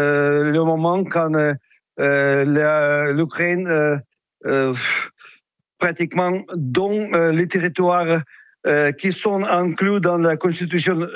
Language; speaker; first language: French; non-native, fluent; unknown